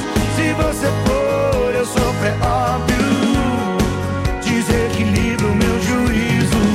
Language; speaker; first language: Portuguese; native; Portuguese